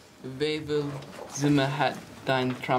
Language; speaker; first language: German; non-native, learner; English